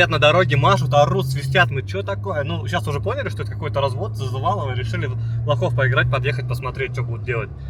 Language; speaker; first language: Russian; native; Russian